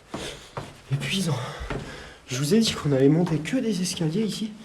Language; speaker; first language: French; native; French